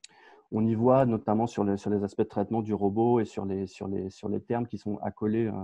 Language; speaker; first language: French; native; French